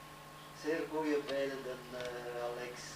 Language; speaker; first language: Dutch; non-native, learner; French